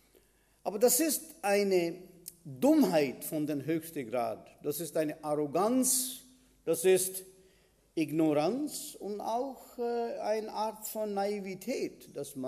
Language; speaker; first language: German; non-native, fluent; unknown